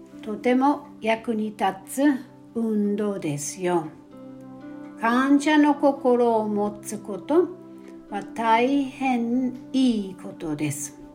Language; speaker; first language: Japanese; non-native, fluent; German